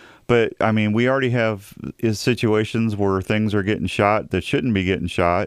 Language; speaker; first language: English; native; English